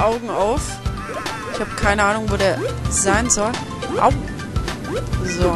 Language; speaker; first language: German; native; German